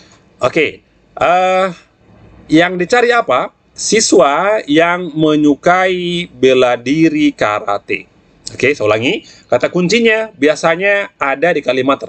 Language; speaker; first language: Indonesian; native; Indonesian